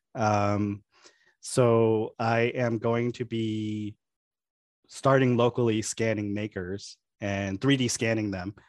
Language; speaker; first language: English; native; English